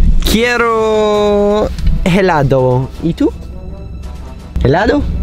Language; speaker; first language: Spanish; non-native, learner; English